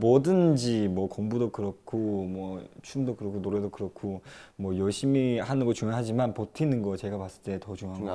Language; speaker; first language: Korean; non-native, fluent; Chinese